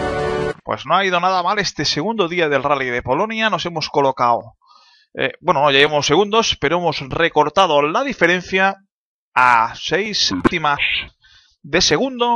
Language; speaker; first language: Spanish; native; Spanish